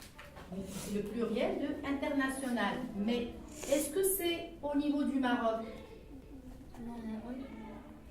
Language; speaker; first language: French; non-native, local second language; Arabic